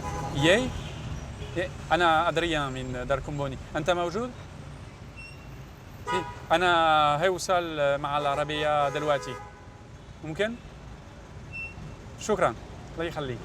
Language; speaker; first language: Arabic; non-native, fluent; French